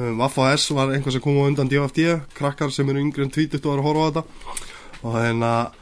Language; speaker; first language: Icelandic; native; Icelandic